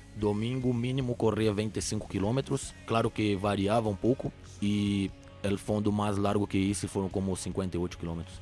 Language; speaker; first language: Spanish; non-native, fluent; Portuguese